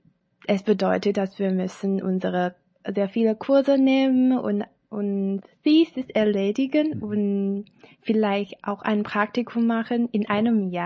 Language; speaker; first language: German; non-native, learner; Chinese